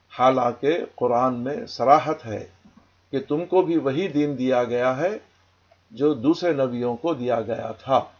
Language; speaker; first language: Urdu; native; Urdu